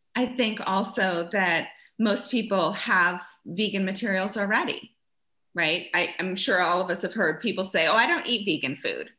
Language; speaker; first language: English; early bilingual, other home language; German